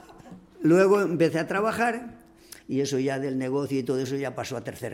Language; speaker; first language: Spanish; native; Spanish